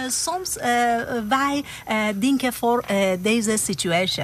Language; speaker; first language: Dutch; non-native, learner; Persian